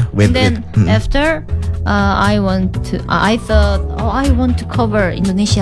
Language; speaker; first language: English; non-native, learner; Korean